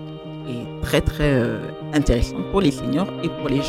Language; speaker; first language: French; native; French